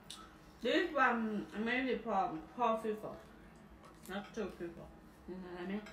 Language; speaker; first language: English; non-native, learner; Vietnamese